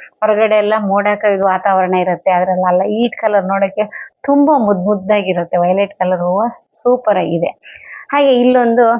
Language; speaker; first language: Kannada; non-native, local second language; Telugu